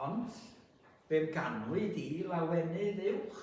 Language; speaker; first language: Welsh; native; Welsh